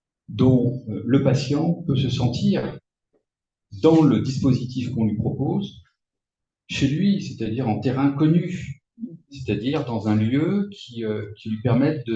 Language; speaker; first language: French; native; French